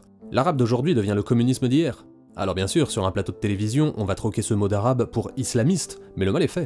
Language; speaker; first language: French; native; French